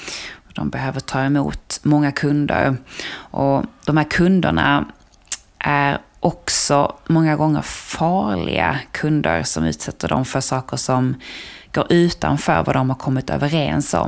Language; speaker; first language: Swedish; native; Swedish